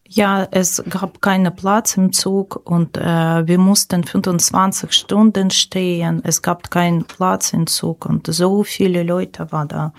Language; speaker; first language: German; non-native, learner; Ukrainian